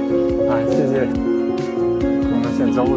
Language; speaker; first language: Chinese; early bilingual, heritage; English